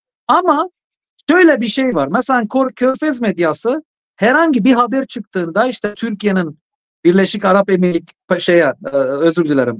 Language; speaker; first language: Turkish; non-native, fluent; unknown